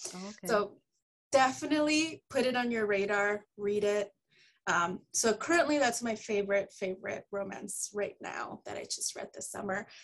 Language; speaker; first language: English; early bilingual, other home language; Spanish